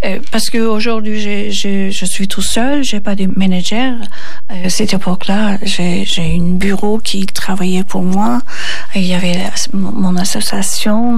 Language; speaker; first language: French; non-native, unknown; Turkish